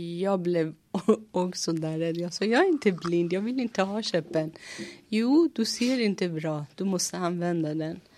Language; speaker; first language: Swedish; non-native, fluent; Persian